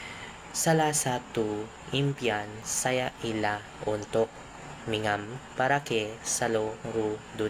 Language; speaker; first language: Indonesian; non-native, learner; Filipino